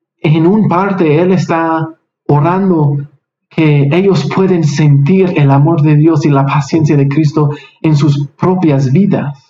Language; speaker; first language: Spanish; non-native, fluent; English